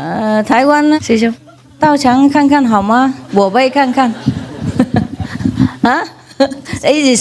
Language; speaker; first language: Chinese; non-native, fluent; Vietnamese